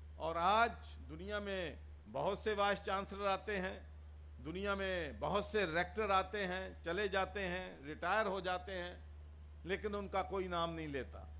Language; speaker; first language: Urdu; non-native, local second language; Punjabi